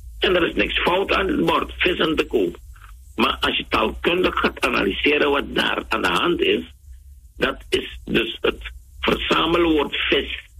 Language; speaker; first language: Dutch; native; Dutch